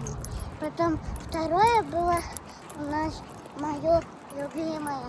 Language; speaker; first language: Russian; early bilingual, other home language; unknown